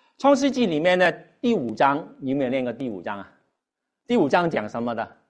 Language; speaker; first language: Chinese; non-native, local second language; Cantonese